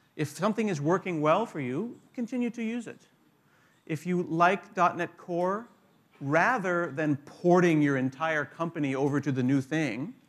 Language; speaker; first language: English; native; English